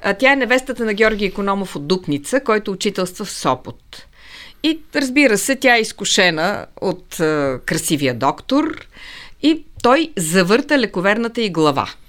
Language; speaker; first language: Bulgarian; native; Bulgarian